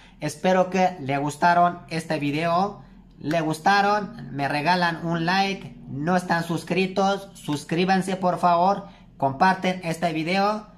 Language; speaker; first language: Spanish; non-native, learner; Turkish